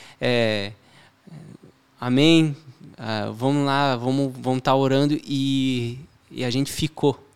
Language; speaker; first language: Portuguese; native; Portuguese